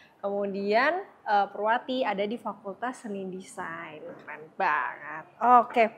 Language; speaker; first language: Indonesian; native; Indonesian